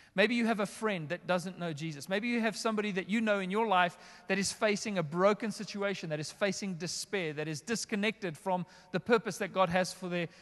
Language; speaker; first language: English; native; English